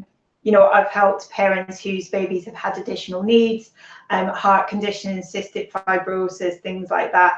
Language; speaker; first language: English; native; English